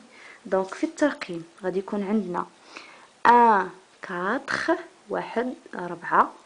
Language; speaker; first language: Arabic; native; Arabic